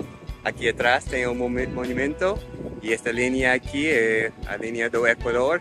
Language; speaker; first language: Portuguese; non-native, fluent; English